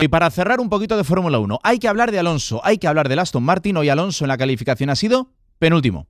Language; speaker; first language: Spanish; native; Spanish